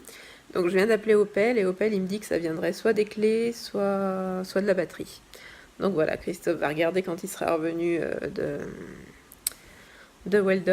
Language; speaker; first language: French; native; French